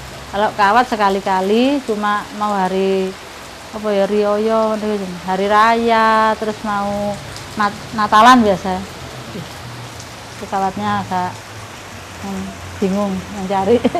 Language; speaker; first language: Indonesian; non-native, local second language; Javanese